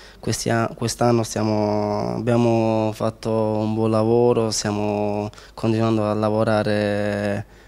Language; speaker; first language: Italian; native; Italian